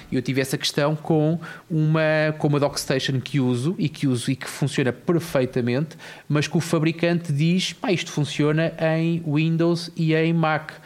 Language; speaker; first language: Portuguese; native; Portuguese